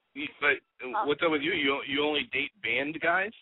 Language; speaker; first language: English; native; English